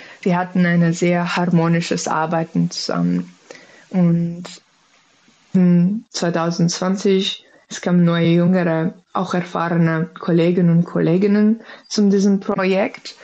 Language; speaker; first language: German; non-native, fluent; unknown